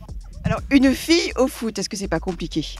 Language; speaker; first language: French; native; French